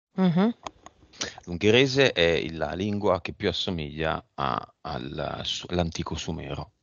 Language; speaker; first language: Italian; native; Italian